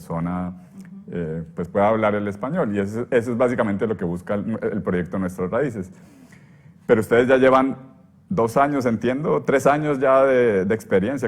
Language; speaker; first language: Spanish; native; Spanish